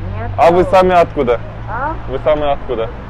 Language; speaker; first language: Russian; non-native, learner; Kazakh